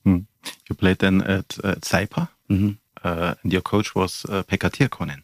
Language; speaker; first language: English; non-native, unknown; German